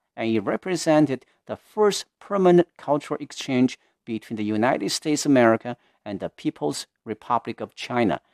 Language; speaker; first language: English; non-native, fluent; Chinese